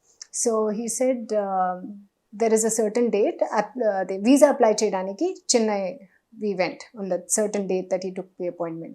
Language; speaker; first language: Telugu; non-native, local second language; Hindi